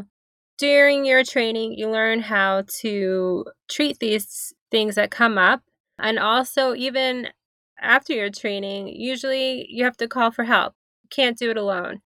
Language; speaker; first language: English; native; English